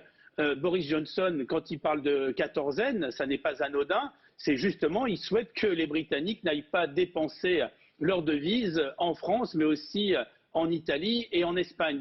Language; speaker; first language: French; native; French